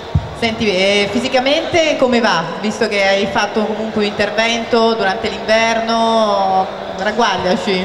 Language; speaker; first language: Italian; native; Italian